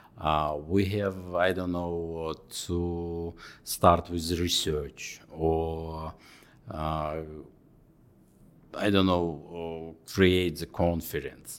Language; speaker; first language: English; non-native, fluent; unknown